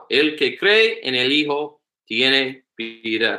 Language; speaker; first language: Spanish; non-native, learner; English